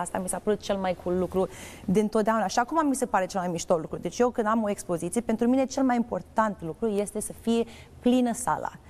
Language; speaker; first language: Romanian; early bilingual, heritage; Romanian